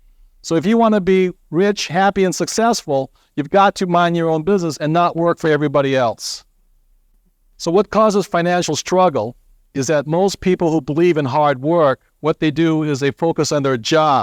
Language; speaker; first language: English; native; English